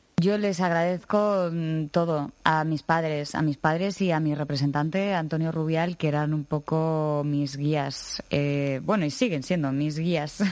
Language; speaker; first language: Spanish; native; Spanish